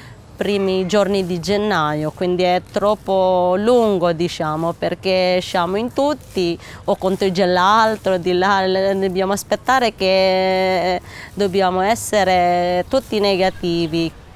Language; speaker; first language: Italian; non-native, learner; Filipino